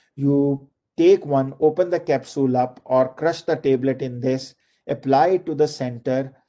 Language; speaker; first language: English; non-native, local second language; Urdu